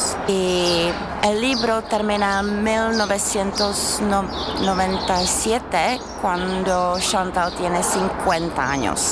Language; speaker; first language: Spanish; non-native, learner; Czech